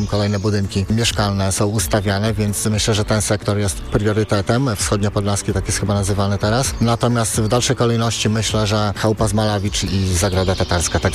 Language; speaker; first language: Polish; native; Polish